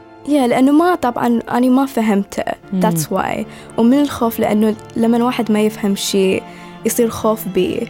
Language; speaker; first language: Arabic; early bilingual, heritage; Arabic